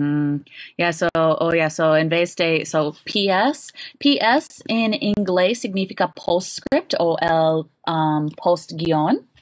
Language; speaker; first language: Spanish; non-native, learner; English